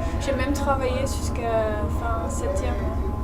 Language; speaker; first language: French; non-native, learner; Danish